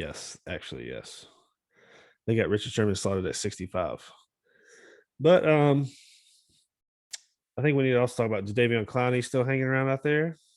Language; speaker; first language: English; native; English